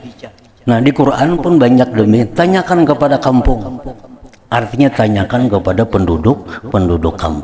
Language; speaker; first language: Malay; non-native, local second language; Banjar